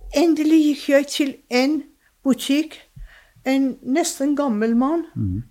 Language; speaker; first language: Norwegian; non-native, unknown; Persian